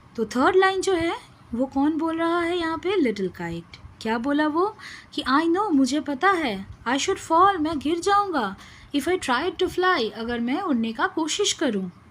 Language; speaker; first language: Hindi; non-native, local second language; Bangla